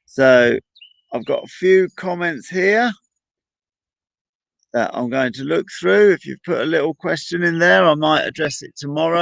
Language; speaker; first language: English; native; English